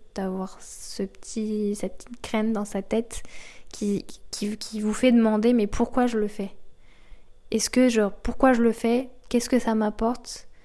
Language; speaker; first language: French; native; French